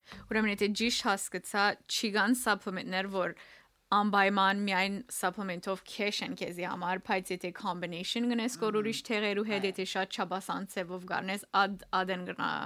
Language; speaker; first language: Armenian; early bilingual, heritage; Armenian